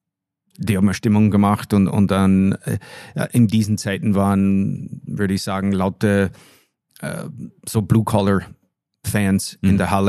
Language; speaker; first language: German; non-native, fluent; English